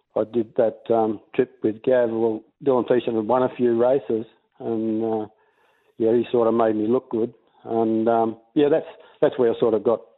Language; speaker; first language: English; native; English